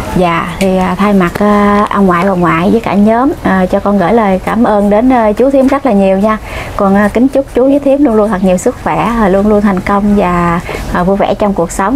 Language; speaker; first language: Vietnamese; native; Vietnamese